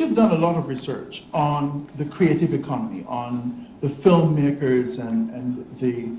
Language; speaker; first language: English; native; English